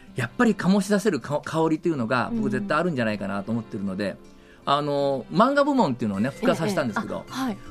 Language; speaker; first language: Japanese; native; Japanese